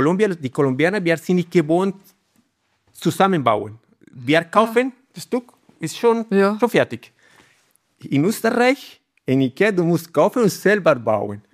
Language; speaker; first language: German; non-native, learner; Spanish